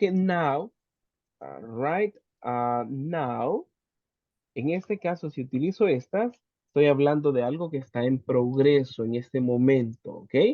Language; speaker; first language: Spanish; native; Spanish